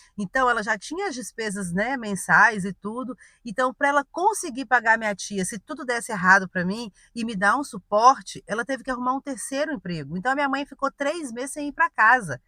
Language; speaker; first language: Portuguese; native; Portuguese